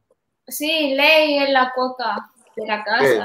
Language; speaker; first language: Italian; non-native, learner; Spanish